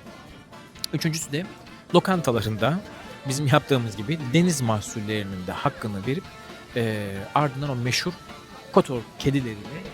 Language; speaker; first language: Turkish; native; Turkish